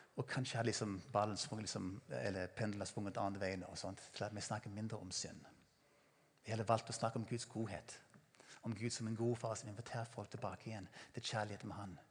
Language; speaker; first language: Norwegian; non-native, fluent; English